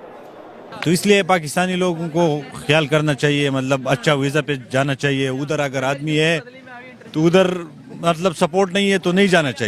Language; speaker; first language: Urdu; non-native, local second language; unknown